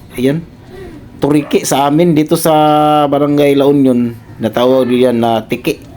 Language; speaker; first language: Filipino; non-native, local second language; Cebuano